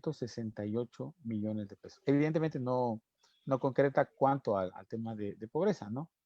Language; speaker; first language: Spanish; native; Spanish